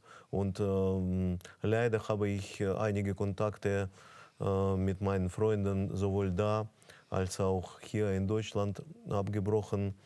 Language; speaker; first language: German; non-native, fluent; Russian